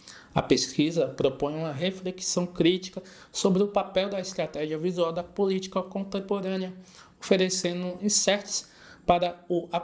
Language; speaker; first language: Portuguese; native; Portuguese